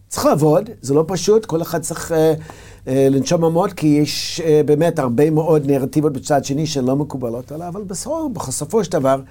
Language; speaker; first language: Hebrew; non-native, fluent; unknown